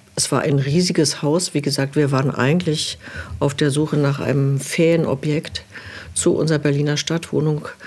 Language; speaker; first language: German; native; German